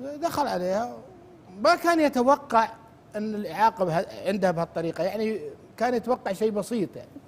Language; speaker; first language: Arabic; native; Arabic